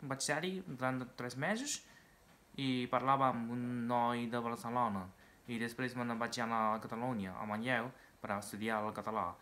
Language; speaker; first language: Catalan; non-native, fluent; Japanese